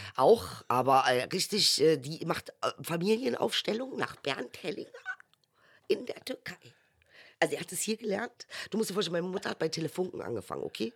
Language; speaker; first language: German; early bilingual, other home language; Turkish